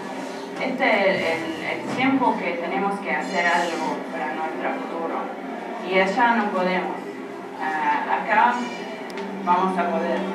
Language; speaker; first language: Spanish; non-native, learner; Arabic